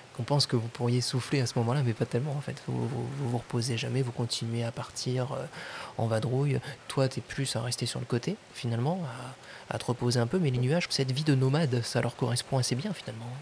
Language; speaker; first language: French; native; French